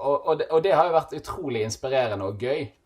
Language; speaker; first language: Norwegian; native; Norwegian